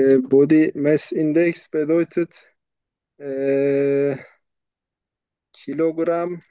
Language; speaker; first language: German; non-native, learner; Turkish